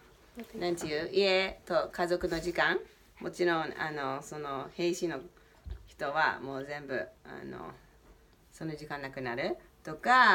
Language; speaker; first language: Japanese; non-native, learner; English